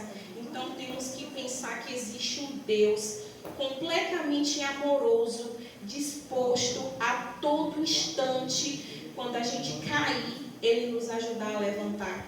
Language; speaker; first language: Portuguese; native; Portuguese